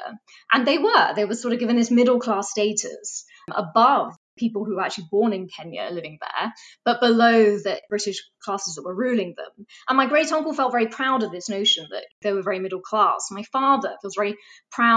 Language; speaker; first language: English; native; English